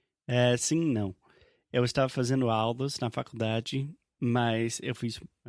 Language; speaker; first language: Portuguese; non-native, fluent; English